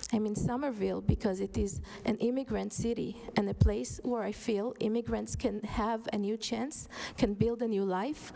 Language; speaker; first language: English; non-native, fluent; Hebrew